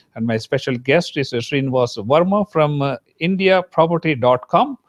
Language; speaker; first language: English; non-native, local second language; Kannada